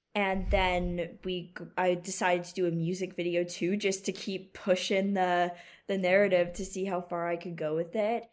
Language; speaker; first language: English; native; English